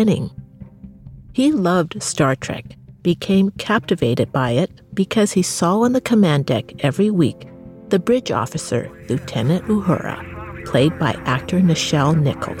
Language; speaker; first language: English; native; English